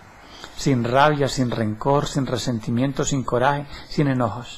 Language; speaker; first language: Spanish; native; Spanish